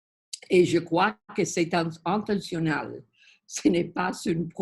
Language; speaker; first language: French; non-native, learner; Spanish